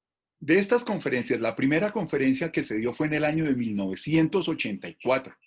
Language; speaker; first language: Spanish; native; Spanish